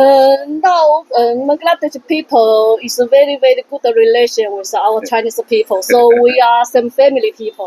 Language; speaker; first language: English; non-native, learner; Chinese